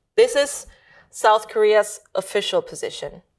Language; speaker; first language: English; early bilingual, heritage; German